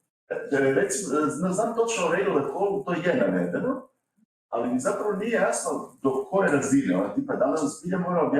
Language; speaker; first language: Croatian; native; Croatian